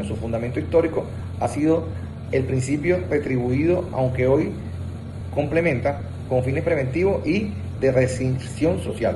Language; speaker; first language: Spanish; native; Spanish